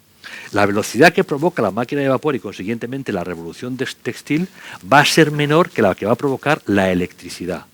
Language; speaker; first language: Spanish; native; Spanish